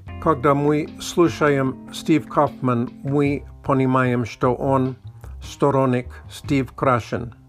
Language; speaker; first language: Russian; non-native, learner; English